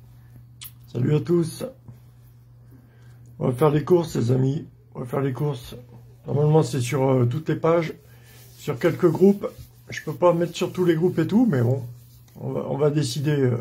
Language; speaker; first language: French; native; French